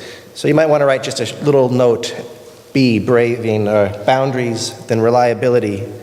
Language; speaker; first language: English; native; English